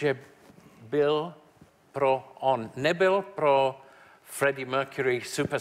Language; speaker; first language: Czech; non-native, learner; English